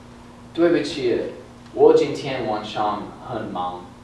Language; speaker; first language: Chinese; non-native, learner; English